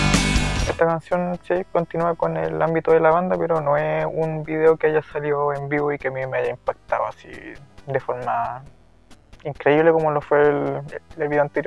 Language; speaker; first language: Spanish; native; Spanish